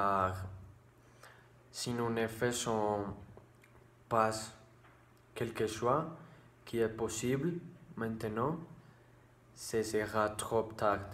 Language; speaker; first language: French; non-native, learner; Spanish